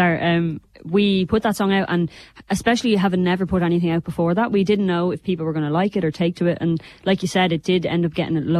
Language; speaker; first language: English; native; English